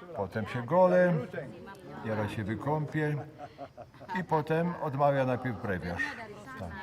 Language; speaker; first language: Polish; native; Polish